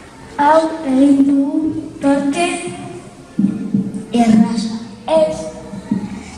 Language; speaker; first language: Basque; non-native, local second language; Spanish